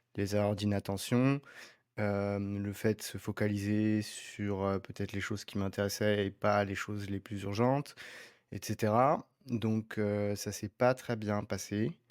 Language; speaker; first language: French; native; French